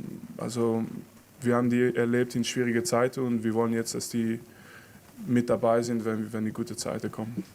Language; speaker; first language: German; non-native, fluent; French